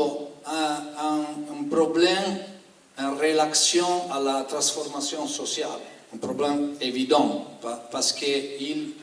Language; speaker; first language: French; non-native, learner; Italian